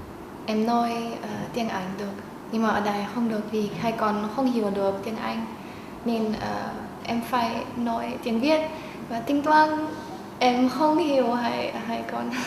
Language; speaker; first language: Vietnamese; non-native, learner; German